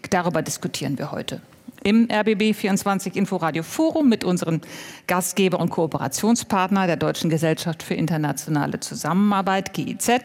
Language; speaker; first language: German; native; German